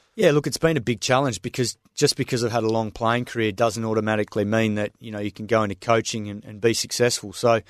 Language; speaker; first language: English; native; English